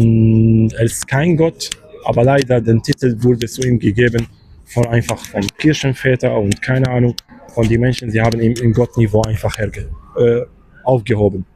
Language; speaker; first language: German; non-native, learner; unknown